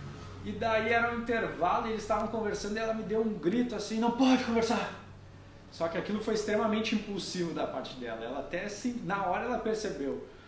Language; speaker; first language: Portuguese; native; Portuguese